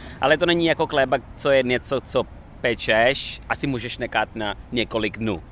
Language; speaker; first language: Czech; non-native, fluent; Italian